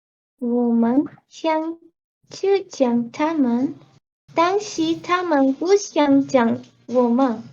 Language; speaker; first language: Chinese; non-native, learner; Portuguese